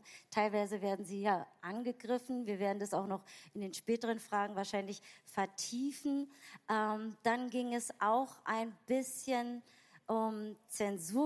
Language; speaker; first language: German; native; German